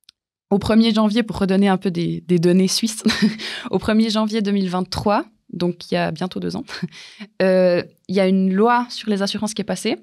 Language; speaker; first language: French; native; French